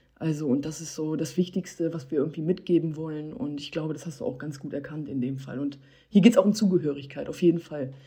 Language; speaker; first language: German; early bilingual, other home language; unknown